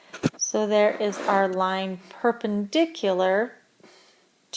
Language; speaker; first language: English; native; English